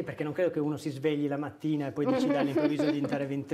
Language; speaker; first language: Italian; native; Italian